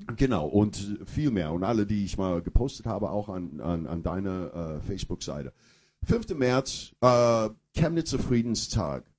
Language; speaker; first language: German; non-native, fluent; English